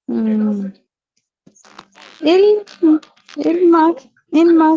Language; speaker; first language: Italian; non-native, learner; Urdu